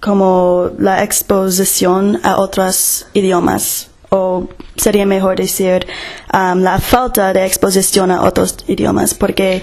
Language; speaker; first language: Spanish; non-native, fluent; English